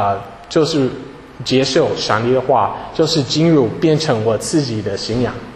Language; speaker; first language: Chinese; non-native, fluent; English